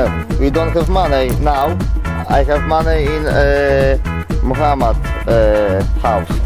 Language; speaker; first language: English; non-native, learner; Polish